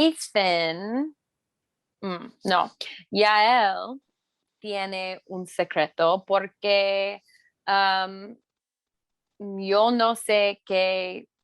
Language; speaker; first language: Spanish; non-native, learner; English